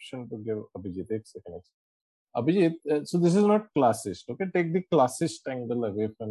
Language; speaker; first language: English; non-native, local second language; Gujarati